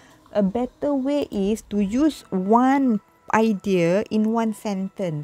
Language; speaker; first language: English; non-native, local second language; Malay